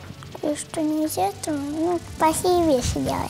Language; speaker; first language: Russian; native; Russian